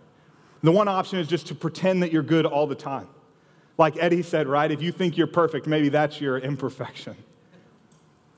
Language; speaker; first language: English; native; English